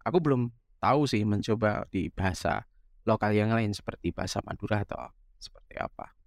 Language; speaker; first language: Indonesian; non-native, local second language; Javanese